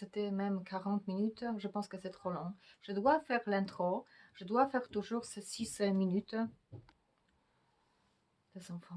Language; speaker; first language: French; non-native, fluent; Polish